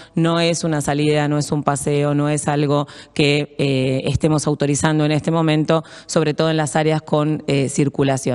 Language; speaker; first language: Spanish; native; Spanish